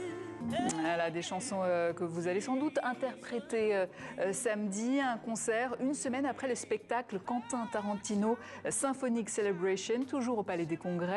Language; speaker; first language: French; native; French